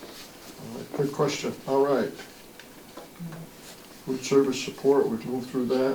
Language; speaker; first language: English; native; English